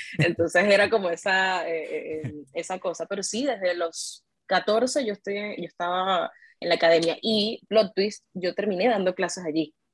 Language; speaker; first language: Spanish; native; Spanish